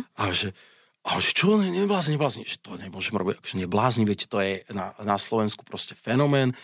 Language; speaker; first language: Slovak; native; Slovak